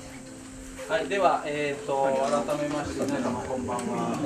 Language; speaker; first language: Japanese; native; Japanese